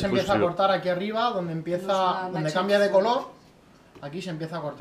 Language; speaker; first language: Spanish; native; Spanish